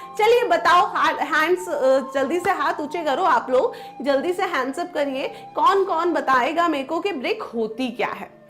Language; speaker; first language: Hindi; non-native, local second language; Gujarati